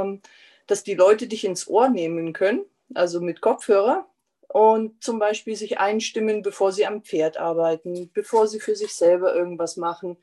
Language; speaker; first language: German; native; German